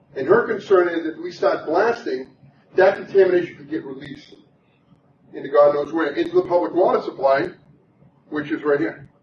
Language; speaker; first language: English; native; English